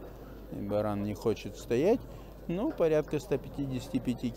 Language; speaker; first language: Russian; native; Russian